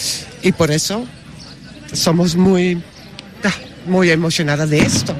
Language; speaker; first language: Spanish; non-native, learner; Dutch